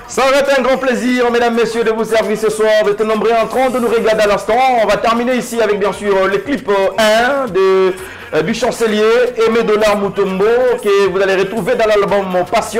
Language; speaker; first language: French; non-native, local second language; Swahili